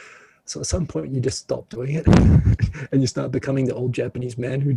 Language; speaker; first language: English; native; English